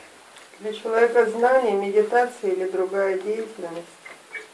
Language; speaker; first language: Russian; native; Russian